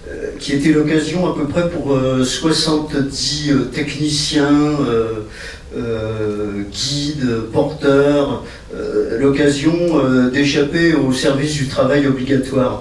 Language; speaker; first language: French; native; French